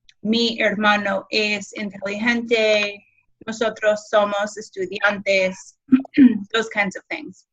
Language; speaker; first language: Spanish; non-native, fluent; English